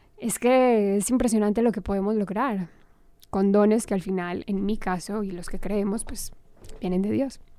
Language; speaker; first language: Spanish; native; Spanish